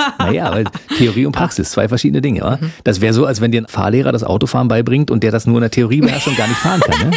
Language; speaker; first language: German; native; German